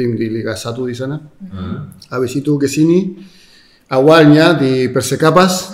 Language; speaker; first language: Indonesian; non-native, fluent; Spanish